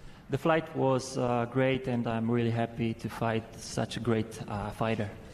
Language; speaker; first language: English; non-native, fluent; Polish